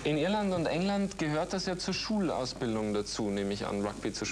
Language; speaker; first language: German; native; German